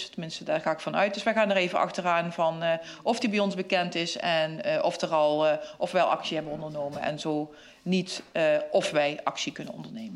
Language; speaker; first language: Dutch; native; Dutch